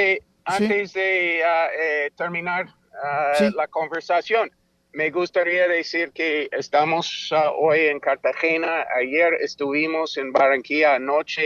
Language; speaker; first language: Spanish; non-native, fluent; English